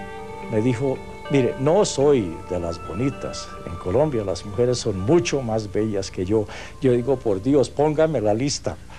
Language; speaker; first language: Spanish; non-native, fluent; Hungarian